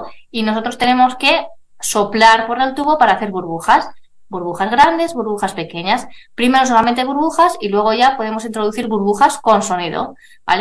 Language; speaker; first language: Spanish; native; Spanish